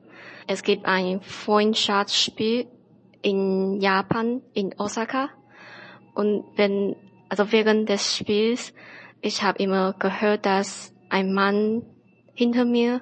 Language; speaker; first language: German; non-native, learner; Chinese